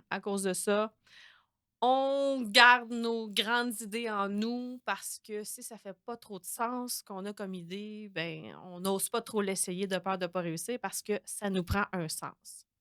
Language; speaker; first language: French; native; French